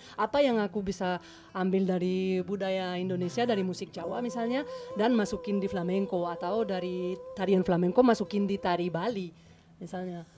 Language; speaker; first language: Indonesian; non-native, fluent; Spanish